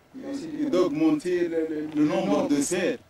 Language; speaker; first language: French; non-native, local second language; Arabic